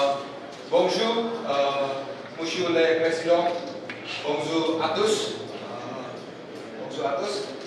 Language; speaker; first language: French; non-native, learner; Indonesian